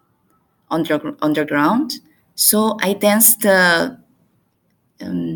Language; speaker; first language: English; non-native, learner; Korean